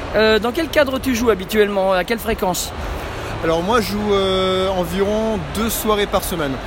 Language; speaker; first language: French; native; French